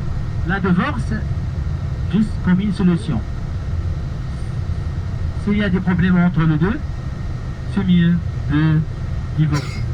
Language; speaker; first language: French; non-native, learner; Arabic